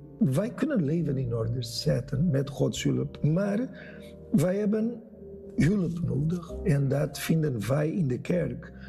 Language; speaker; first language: Dutch; non-native, fluent; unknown